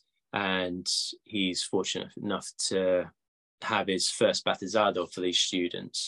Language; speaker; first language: English; native; English